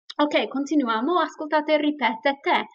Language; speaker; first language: Italian; non-native, fluent; English